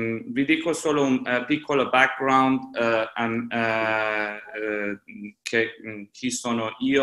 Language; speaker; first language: Italian; non-native, fluent; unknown